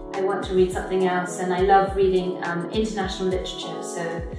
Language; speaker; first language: English; native; English